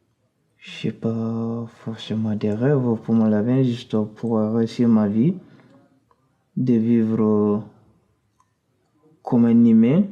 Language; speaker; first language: French; non-native, fluent; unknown